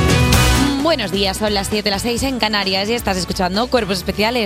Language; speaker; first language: Spanish; native; Spanish